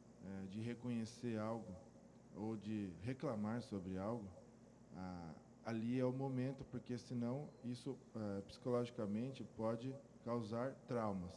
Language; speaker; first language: Portuguese; native; Portuguese